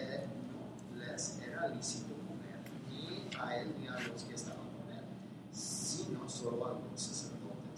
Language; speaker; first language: Spanish; non-native, fluent; English